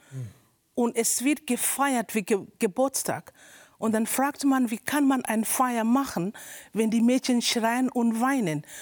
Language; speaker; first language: German; non-native, learner; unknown